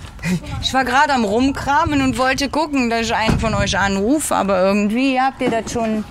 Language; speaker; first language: German; native; German